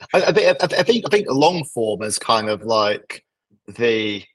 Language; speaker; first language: English; native; English